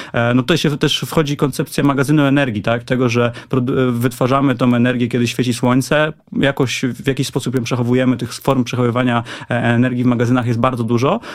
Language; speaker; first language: Polish; native; Polish